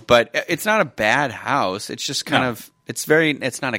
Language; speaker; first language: English; native; English